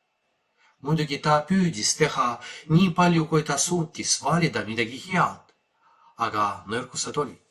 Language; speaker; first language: Estonian; non-native, fluent; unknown